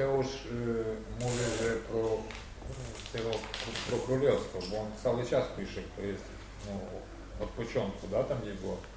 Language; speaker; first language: Polish; non-native, learner; Russian